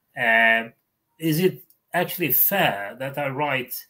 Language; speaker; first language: English; non-native, fluent; Swedish